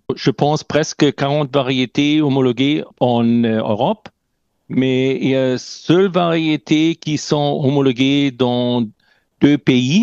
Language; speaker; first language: French; non-native, learner; German